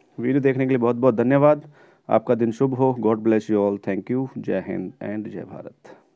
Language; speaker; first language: Hindi; native; Hindi